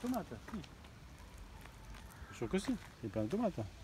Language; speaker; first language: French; non-native, fluent; Spanish